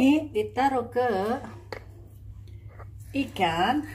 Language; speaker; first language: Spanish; non-native, learner; Indonesian